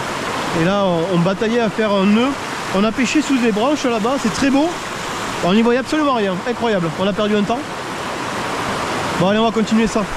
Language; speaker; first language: French; native; French